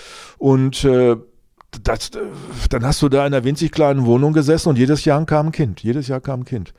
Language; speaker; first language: German; native; German